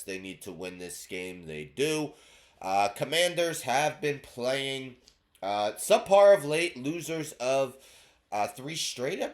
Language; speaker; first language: English; native; English